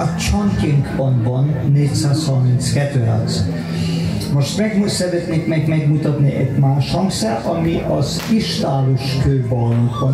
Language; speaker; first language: Hungarian; non-native, fluent; German